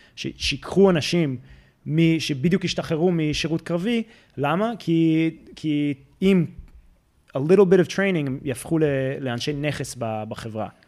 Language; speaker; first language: Hebrew; early bilingual, heritage; Hebrew